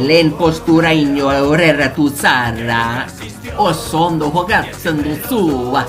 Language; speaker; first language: Basque; non-native, learner; English